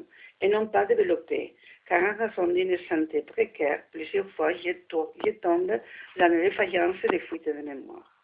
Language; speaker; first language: French; non-native, learner; Spanish